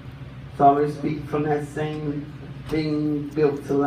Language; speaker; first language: English; native; English